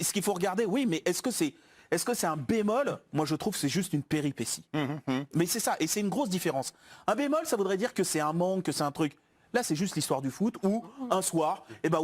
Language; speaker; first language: French; native; French